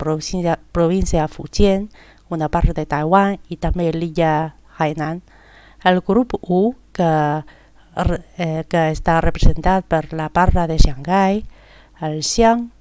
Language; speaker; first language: Catalan; non-native, fluent; Chinese